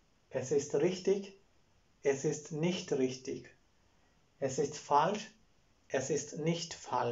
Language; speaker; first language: German; non-native, fluent; Malayalam